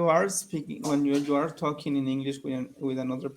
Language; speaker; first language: English; non-native, learner; Spanish